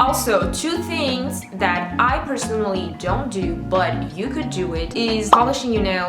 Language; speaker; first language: English; non-native, fluent; French